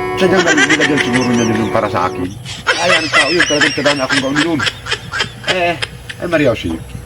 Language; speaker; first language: Filipino; native; Filipino